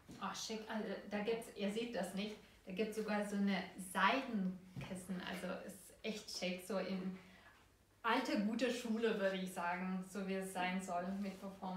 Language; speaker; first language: German; non-native, fluent; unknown